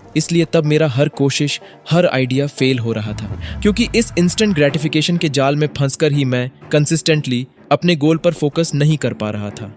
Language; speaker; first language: Hindi; native; Hindi